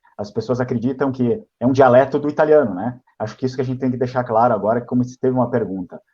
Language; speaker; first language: Portuguese; native; Portuguese